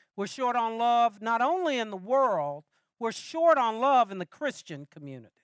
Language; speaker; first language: English; native; English